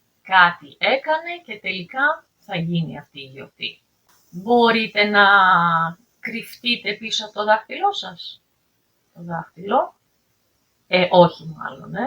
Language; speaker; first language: Greek; native; Greek